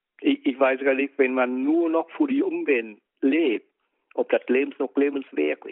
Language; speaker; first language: German; non-native, fluent; Vietnamese